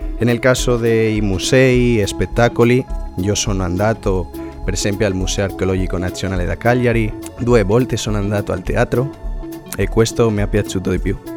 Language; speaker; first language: Italian; non-native, learner; Spanish